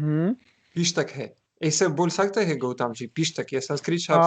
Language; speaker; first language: Hindi; non-native, learner; Russian